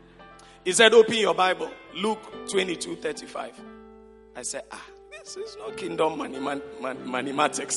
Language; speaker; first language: English; non-native, local second language; Akan